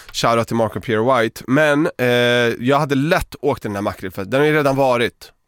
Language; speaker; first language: Swedish; early bilingual, other home language; Serbian